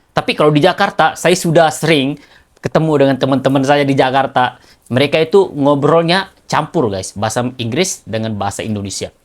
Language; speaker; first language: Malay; native; Malay